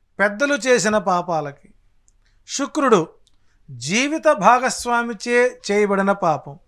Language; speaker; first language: Telugu; native; Telugu